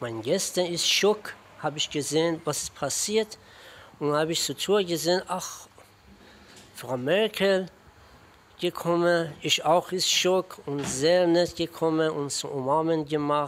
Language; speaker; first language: German; non-native, learner; Persian